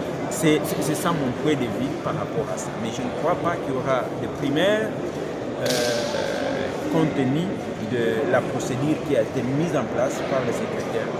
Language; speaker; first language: French; non-native, local second language; Swahili